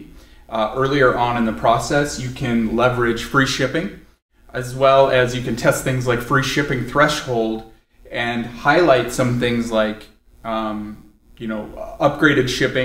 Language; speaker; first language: English; native; English